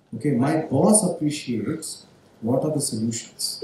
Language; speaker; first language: English; non-native, local second language; Marathi